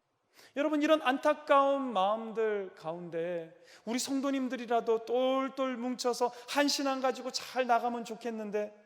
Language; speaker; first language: Korean; native; Korean